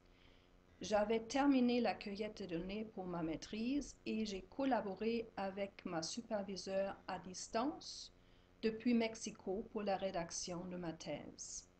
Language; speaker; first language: French; non-native, fluent; German